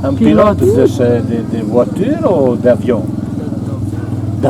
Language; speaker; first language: French; non-native, learner; Italian